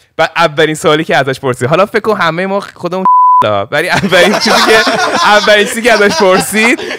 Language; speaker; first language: Persian; early bilingual, heritage; Persian